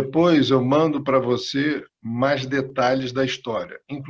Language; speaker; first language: Portuguese; non-native, fluent; Spanish